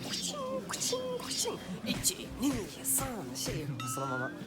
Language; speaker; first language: Japanese; non-native, learner; English